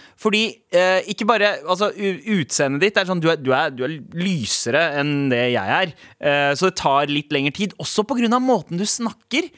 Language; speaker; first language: Norwegian; early bilingual, other home language; Punjabi